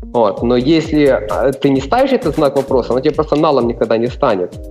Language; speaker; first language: Russian; non-native, local second language; Ukrainian